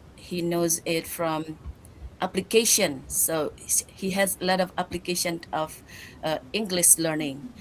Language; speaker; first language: English; non-native, learner; Indonesian